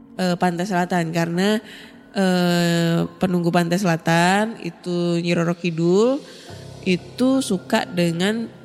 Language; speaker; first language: Indonesian; native; Indonesian